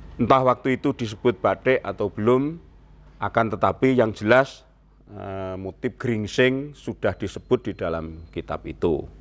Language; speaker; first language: Indonesian; non-native, local second language; Javanese